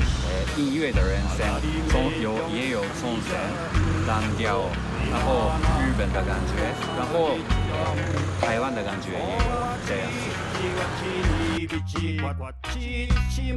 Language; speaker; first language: Chinese; non-native, learner; Japanese